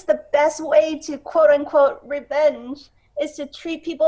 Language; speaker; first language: English; non-native, local second language; Cantonese